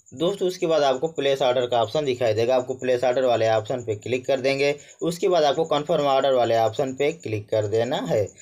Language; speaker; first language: Hindi; native; Hindi